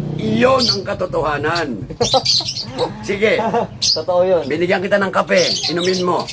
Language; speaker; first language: Filipino; native; Filipino